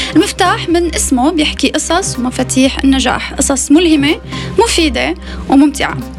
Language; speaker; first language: Arabic; native; Arabic